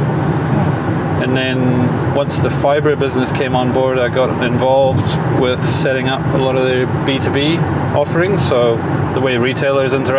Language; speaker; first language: English; native; English